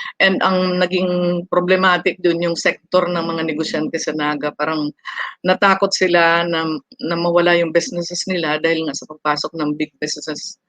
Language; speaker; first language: Filipino; non-native, local second language; Bikol